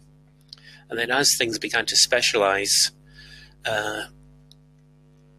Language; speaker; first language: English; native; English